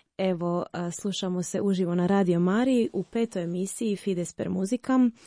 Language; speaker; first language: Croatian; native; Croatian